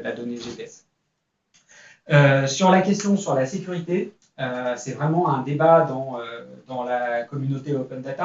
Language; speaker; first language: French; native; French